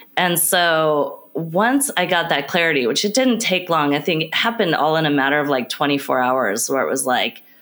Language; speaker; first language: English; native; English